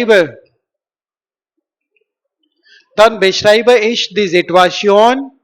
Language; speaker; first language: German; non-native, learner; Hindi